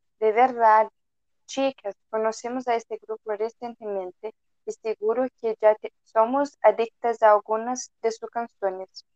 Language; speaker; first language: Spanish; non-native, learner; Portuguese